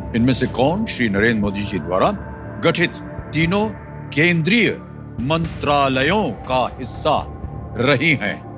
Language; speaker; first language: Hindi; native; Hindi